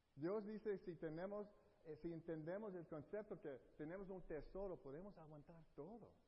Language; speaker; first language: Spanish; early bilingual, heritage; Spanish